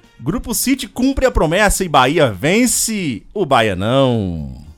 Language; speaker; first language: Portuguese; native; Portuguese